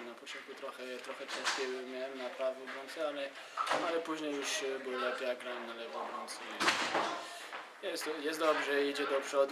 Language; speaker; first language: Polish; early bilingual, heritage; Polish